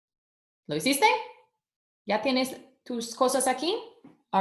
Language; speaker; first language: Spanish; early bilingual, heritage; Spanish